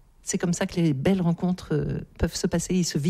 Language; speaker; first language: French; native; French